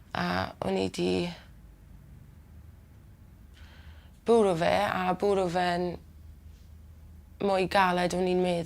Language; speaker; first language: Welsh; non-native, local second language; English